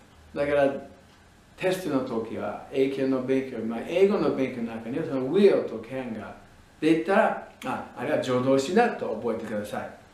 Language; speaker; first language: Japanese; non-native, fluent; English